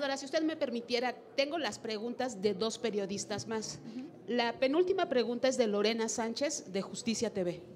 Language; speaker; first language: Spanish; native; Spanish